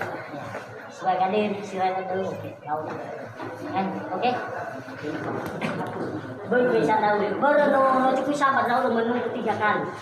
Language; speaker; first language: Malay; non-native, local second language; Nias